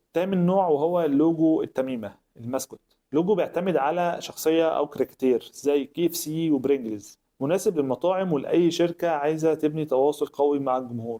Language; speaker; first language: Arabic; native; Arabic